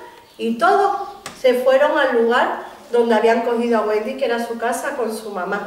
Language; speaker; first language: Spanish; native; Spanish